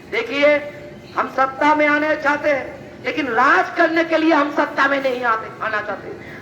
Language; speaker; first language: Hindi; non-native, local second language; Bangla